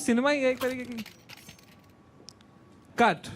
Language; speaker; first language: Hindi; native; Hindi